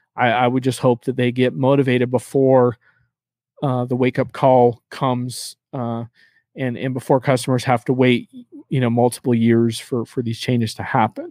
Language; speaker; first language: English; native; English